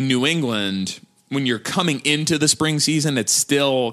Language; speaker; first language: English; native; English